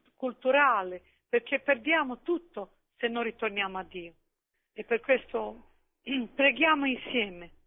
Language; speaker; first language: Italian; non-native, fluent; Croatian